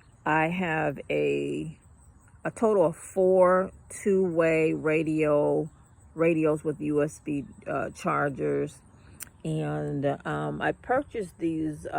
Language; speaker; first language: English; native; English